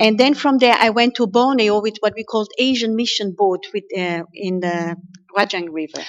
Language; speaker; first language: English; non-native, fluent; German